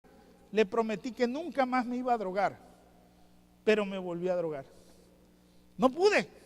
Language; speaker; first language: Spanish; native; Spanish